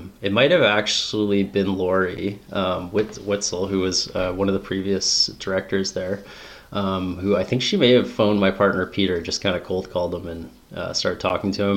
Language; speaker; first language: English; native; English